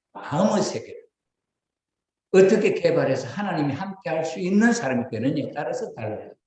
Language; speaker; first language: Korean; native; Korean